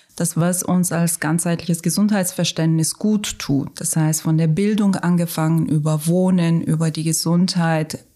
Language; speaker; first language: German; non-native, fluent; Turkish